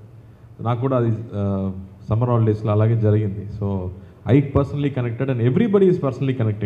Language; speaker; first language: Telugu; non-native, fluent; Tamil